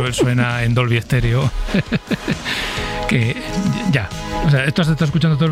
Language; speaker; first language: Spanish; native; Spanish